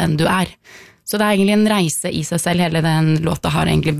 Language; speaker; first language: Norwegian; early bilingual, other home language; Arabic